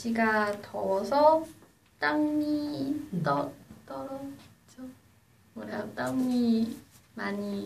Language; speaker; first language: Korean; non-native, learner; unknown